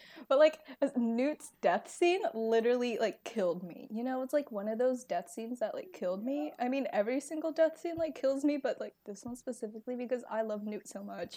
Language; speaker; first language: English; native; English